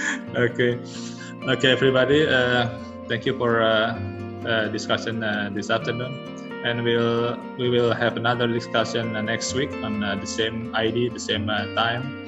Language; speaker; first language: English; non-native, learner; Indonesian